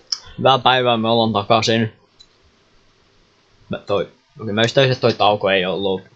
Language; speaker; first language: Finnish; native; Finnish